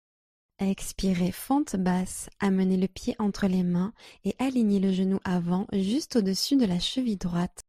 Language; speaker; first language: French; native; French